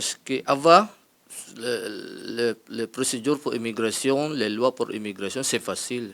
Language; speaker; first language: French; non-native, learner; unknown